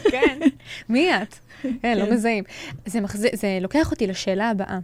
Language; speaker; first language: Hebrew; native; Hebrew